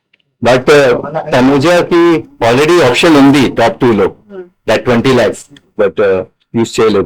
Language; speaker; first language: Telugu; non-native, learner; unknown